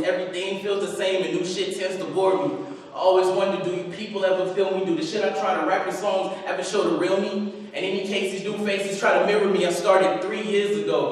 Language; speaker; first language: English; native; English